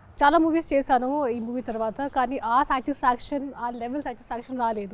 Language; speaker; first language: Telugu; non-native, local second language; Hindi